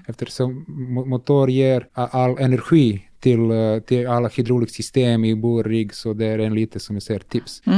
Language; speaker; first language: Swedish; non-native, learner; Serbian